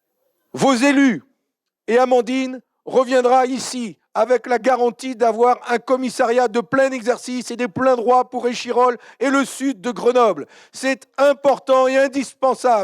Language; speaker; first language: French; native; French